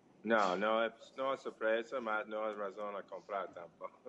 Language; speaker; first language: Portuguese; non-native, learner; English